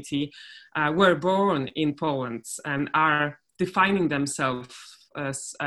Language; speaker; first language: English; non-native, fluent; Polish